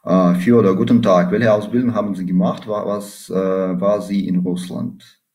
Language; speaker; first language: German; non-native, fluent; Russian